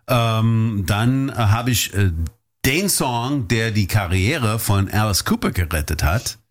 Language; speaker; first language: German; non-native, fluent; English